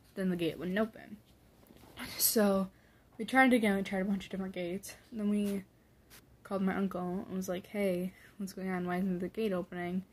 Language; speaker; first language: English; native; English